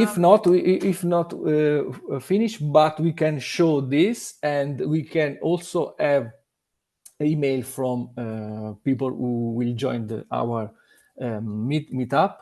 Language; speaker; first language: English; non-native, learner; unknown